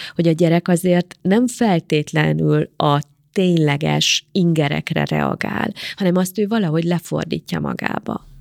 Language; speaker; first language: Hungarian; native; Hungarian